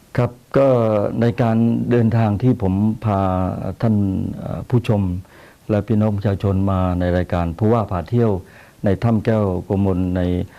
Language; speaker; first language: Thai; native; Thai